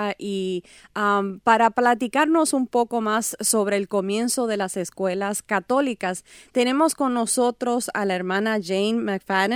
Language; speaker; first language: Spanish; native; Spanish